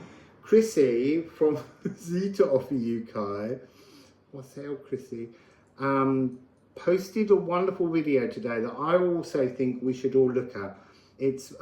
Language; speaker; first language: English; native; English